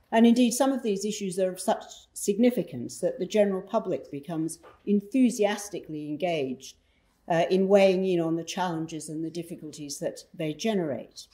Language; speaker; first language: English; native; English